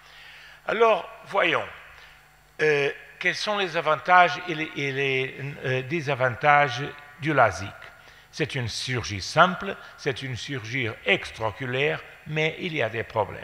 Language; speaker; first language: French; non-native, fluent; Portuguese